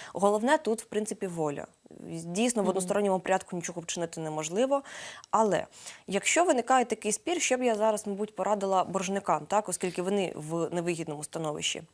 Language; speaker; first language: Ukrainian; native; Ukrainian